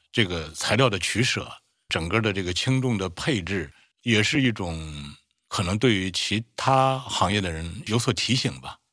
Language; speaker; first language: Chinese; native; Chinese